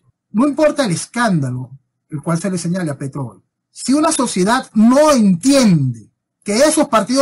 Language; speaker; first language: Spanish; native; Spanish